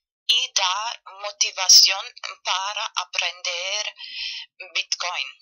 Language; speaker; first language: Spanish; non-native, learner; German